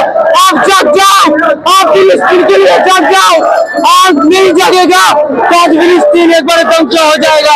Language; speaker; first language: Hindi; non-native, learner; Bangla